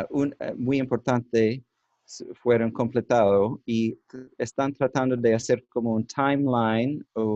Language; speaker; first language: Spanish; non-native, learner; English